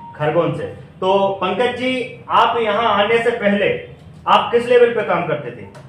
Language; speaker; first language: Hindi; native; Hindi